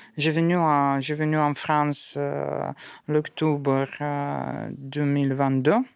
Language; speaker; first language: French; non-native, learner; Russian